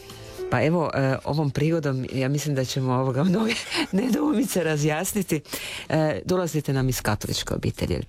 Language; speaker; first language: Serbian; native; Serbian